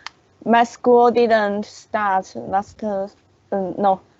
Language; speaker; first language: English; non-native, learner; Chinese